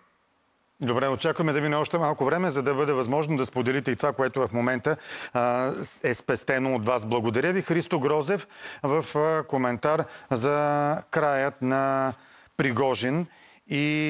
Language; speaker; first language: Bulgarian; native; Bulgarian